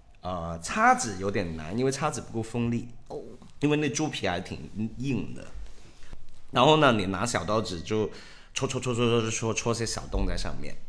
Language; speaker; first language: Chinese; non-native, local second language; Cantonese